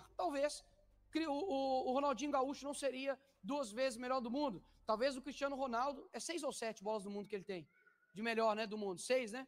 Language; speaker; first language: Portuguese; native; Portuguese